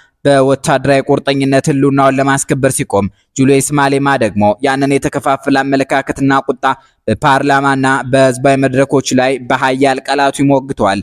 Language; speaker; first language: Amharic; native; Amharic